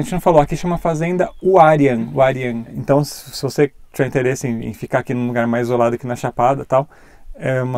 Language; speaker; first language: Portuguese; native; Portuguese